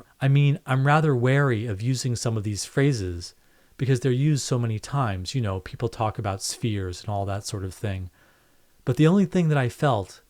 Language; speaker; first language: English; native; English